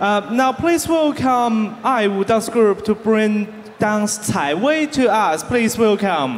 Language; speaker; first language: English; non-native, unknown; Chinese